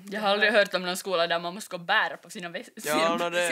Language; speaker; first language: Swedish; native; Swedish